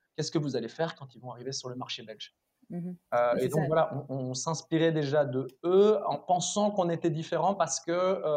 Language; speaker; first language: French; native; French